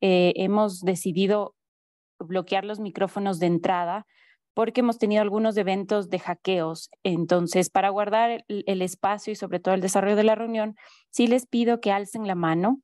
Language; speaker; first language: Spanish; native; Spanish